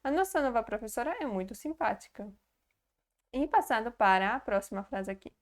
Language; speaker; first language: Portuguese; non-native, fluent; Polish